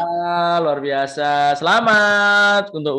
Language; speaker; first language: Indonesian; native; Indonesian